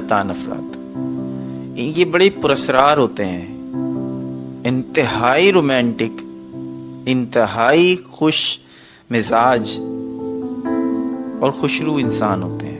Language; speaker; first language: Urdu; native; Urdu